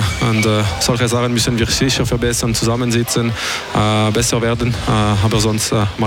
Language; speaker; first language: German; non-native, fluent; French